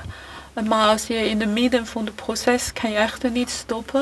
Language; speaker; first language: Dutch; non-native, fluent; Chinese